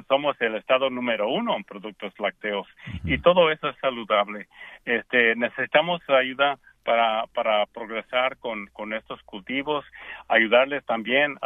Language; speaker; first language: Spanish; early bilingual, heritage; Spanish